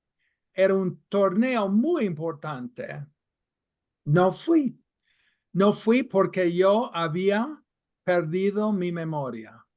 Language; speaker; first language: Spanish; non-native, fluent; English